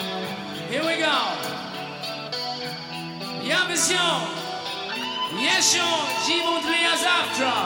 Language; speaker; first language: Russian; non-native, learner; German